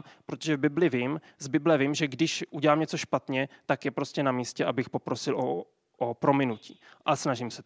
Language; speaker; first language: Czech; native; Czech